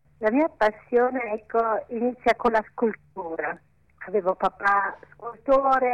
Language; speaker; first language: Italian; non-native, local second language; Ladin